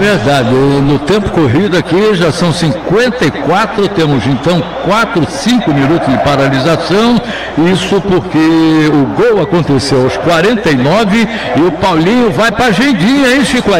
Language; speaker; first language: Portuguese; native; Portuguese